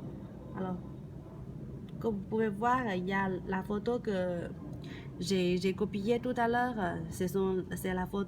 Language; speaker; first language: French; non-native, learner; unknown